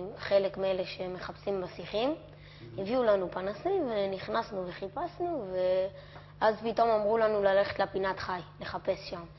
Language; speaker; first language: Hebrew; native; Hebrew